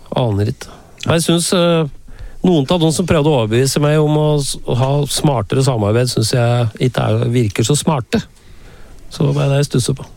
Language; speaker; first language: Norwegian; native; Norwegian